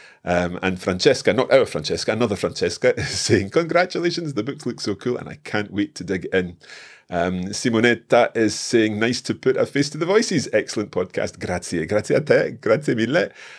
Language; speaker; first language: English; native; English